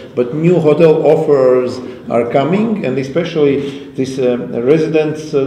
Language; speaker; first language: English; non-native, fluent; Latvian